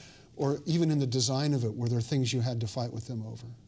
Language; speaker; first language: English; native; English